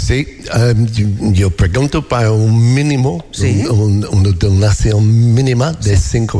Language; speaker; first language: Spanish; non-native, learner; English